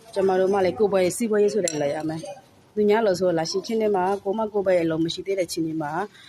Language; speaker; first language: Burmese; native; Burmese